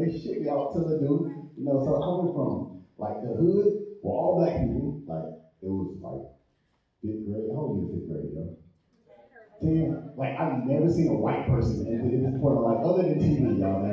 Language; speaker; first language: English; native; English